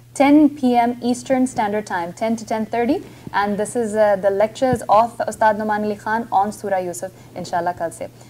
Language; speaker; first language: Urdu; native; Urdu